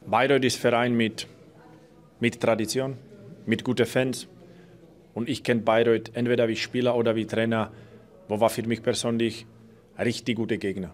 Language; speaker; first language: German; non-native, fluent; Slovak